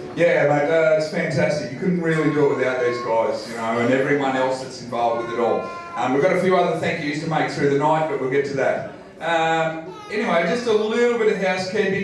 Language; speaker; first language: English; native; English